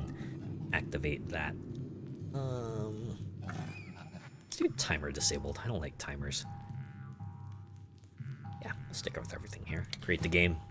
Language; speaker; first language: English; native; English